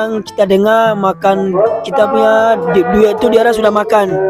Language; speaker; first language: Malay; non-native, learner; Rohingya